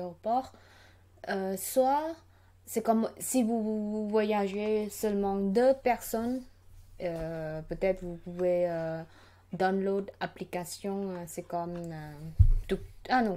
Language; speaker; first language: French; non-native, learner; Khmer